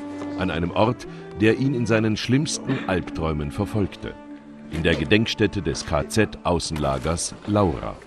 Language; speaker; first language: German; native; German